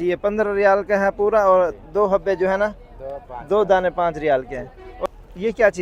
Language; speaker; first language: Hindi; native; Hindi